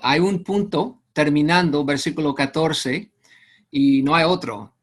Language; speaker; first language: Spanish; non-native, fluent; English